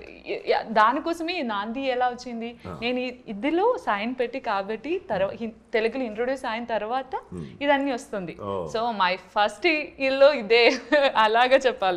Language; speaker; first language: Telugu; non-native, learner; Malayalam